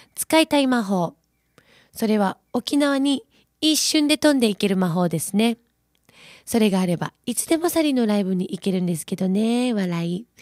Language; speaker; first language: Japanese; native; Japanese